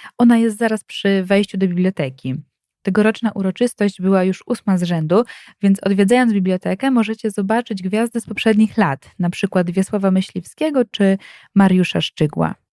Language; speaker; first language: Polish; native; Polish